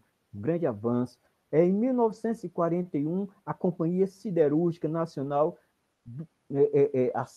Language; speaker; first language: Portuguese; native; Portuguese